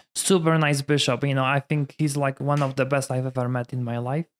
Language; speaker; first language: English; non-native, fluent; Polish